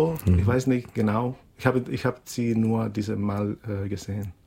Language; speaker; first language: German; non-native, fluent; Spanish